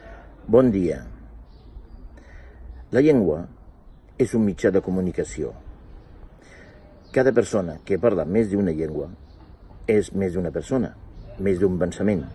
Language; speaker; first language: Catalan; non-native, fluent; Arabic